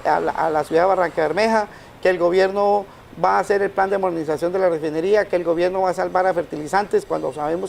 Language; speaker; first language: Spanish; native; Spanish